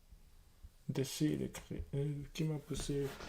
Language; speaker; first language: French; non-native, learner; English